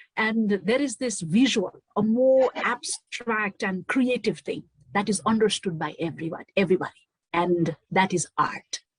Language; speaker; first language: English; non-native, local second language; Nepali